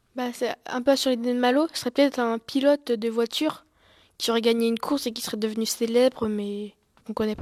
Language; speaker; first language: French; native; French